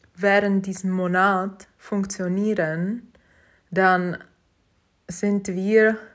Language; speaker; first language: German; non-native, fluent; Czech